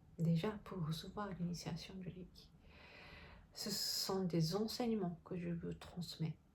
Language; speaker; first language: French; non-native, fluent; Japanese